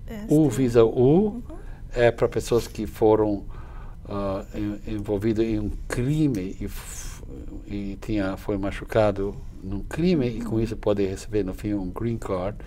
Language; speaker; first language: Portuguese; non-native, fluent; English